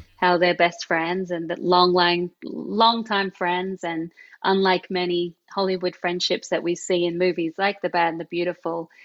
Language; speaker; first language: English; native; English